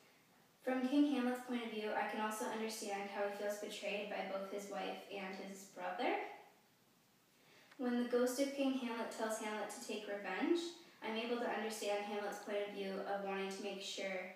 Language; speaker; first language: English; native; English